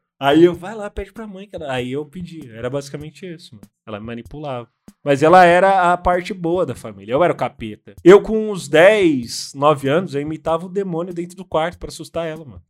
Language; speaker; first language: Portuguese; native; Portuguese